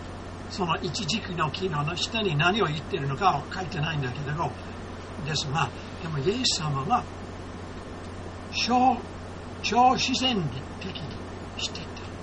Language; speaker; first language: Japanese; non-native, fluent; English